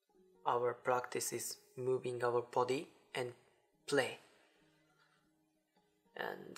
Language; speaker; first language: English; non-native, learner; Japanese